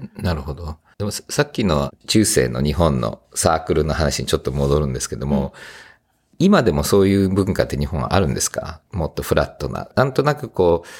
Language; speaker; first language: Japanese; native; Japanese